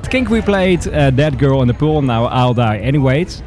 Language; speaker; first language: English; non-native, fluent; Dutch